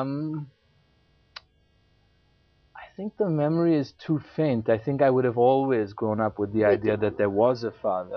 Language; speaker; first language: English; non-native, local second language; Urdu